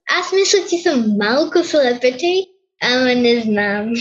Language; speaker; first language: Bulgarian; early bilingual, heritage; Bulgarian